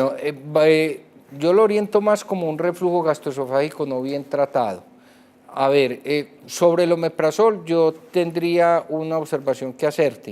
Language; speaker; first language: Spanish; native; Spanish